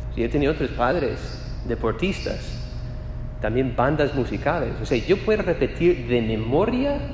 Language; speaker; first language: Spanish; non-native, fluent; English